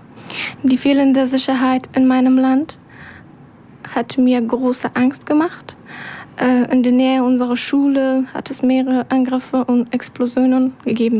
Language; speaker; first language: German; non-native, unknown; Persian